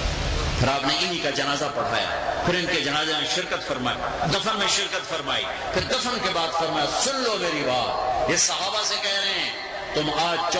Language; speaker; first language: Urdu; non-native, local second language; Punjabi